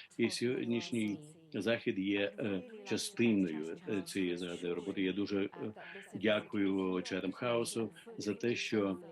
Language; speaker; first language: Ukrainian; native; Ukrainian